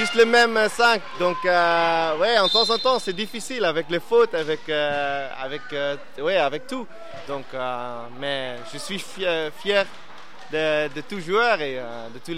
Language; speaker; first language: French; non-native, learner; Dutch